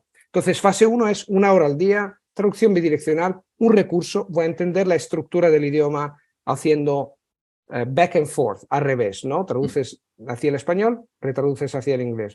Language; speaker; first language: Spanish; non-native, fluent; Italian